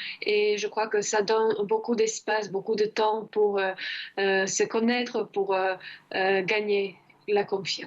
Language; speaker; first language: French; non-native, fluent; Croatian